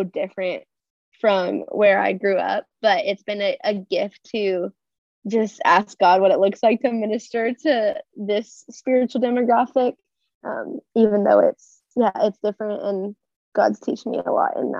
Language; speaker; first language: English; native; English